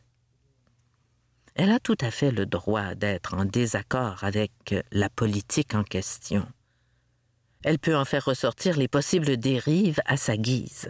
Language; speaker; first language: French; native; French